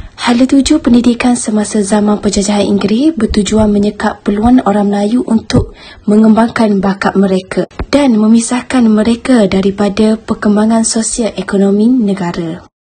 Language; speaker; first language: Malay; native; Malay